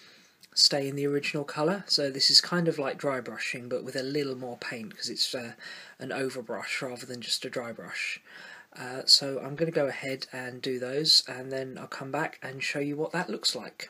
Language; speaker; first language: English; native; English